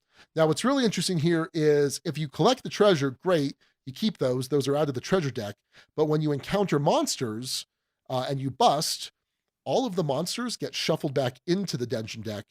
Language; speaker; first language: English; native; English